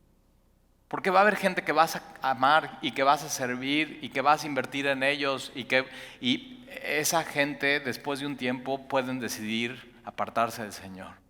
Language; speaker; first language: Spanish; native; Spanish